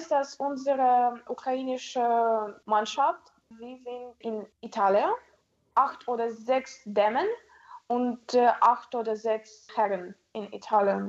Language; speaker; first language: German; non-native, learner; Ukrainian